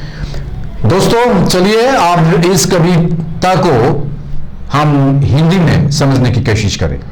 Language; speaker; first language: Hindi; non-native, local second language; Bangla